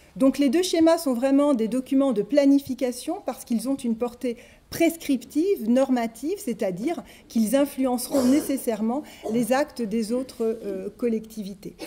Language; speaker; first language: French; native; French